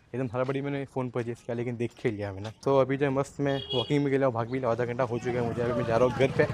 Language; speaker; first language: Hindi; non-native, local second language; Gujarati